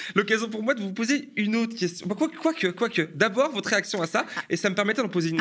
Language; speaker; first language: French; native; French